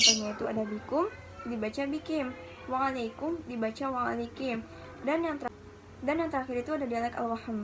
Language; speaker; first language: Indonesian; native; Indonesian